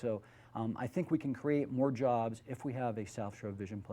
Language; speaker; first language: English; native; English